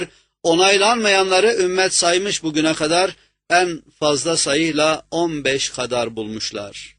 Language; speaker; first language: Turkish; native; Turkish